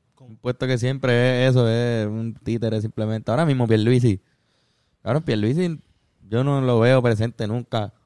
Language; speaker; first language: Spanish; native; Spanish